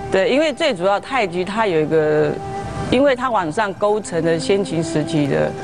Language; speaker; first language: Chinese; native; Chinese